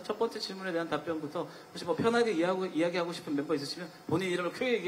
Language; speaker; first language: Korean; native; Korean